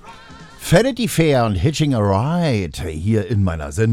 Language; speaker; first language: German; native; German